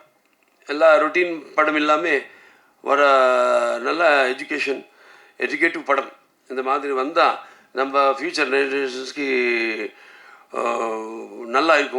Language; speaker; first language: Tamil; non-native, local second language; Telugu